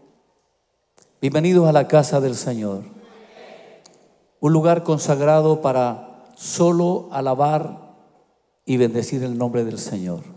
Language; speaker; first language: Spanish; native; Spanish